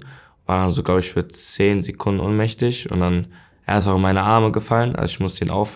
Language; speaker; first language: German; native; German